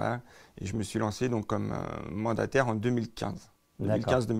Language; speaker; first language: French; native; French